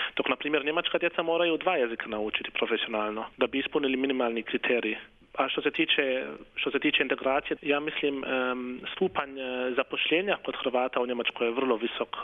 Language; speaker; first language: Croatian; early bilingual, heritage; Croatian